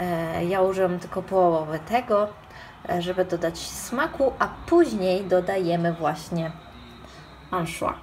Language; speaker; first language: Polish; non-native, fluent; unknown